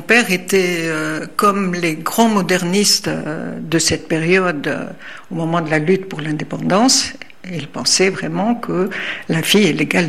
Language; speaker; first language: French; non-native, local second language; Arabic